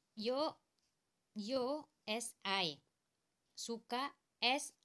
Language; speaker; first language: Spanish; non-native, learner; Indonesian